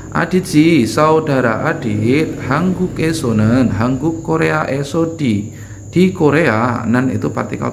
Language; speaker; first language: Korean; non-native, fluent; Indonesian